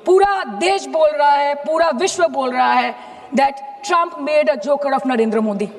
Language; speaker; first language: Hindi; non-native, local second language; Bangla